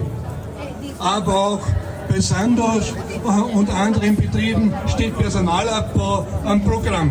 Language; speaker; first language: German; native; German